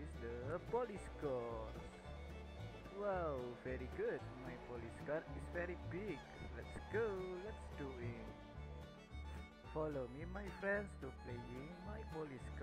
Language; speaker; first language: English; non-native, learner; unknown